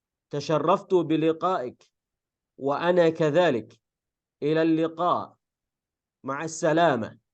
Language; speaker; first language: Arabic; non-native, fluent; Indonesian